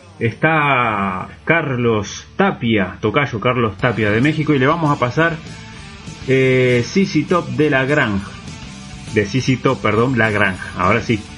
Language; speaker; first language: Spanish; native; Spanish